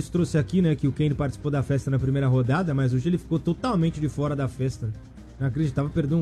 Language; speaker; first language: Portuguese; native; Portuguese